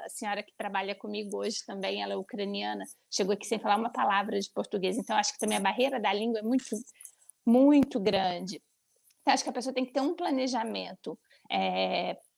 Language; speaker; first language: Portuguese; native; Portuguese